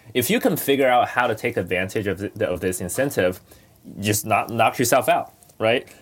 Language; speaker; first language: English; non-native, fluent; Chinese